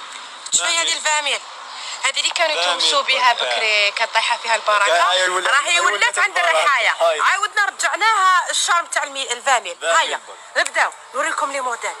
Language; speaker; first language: Arabic; native; Arabic